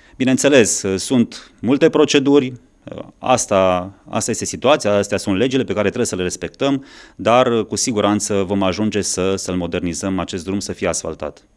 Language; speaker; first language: Romanian; native; Romanian